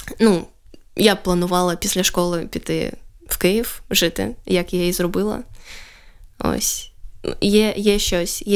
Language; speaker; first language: Ukrainian; non-native, local second language; Russian